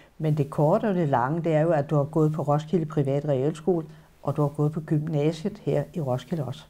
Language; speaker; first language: Danish; native; Danish